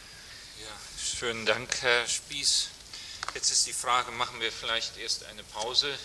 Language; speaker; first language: German; native; German